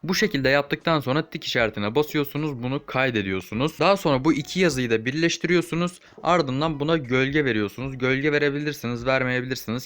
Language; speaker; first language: Turkish; native; Turkish